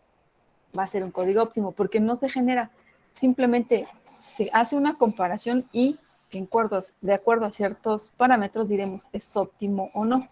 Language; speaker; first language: Spanish; native; Spanish